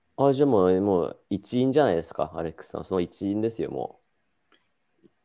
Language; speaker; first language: Japanese; native; Japanese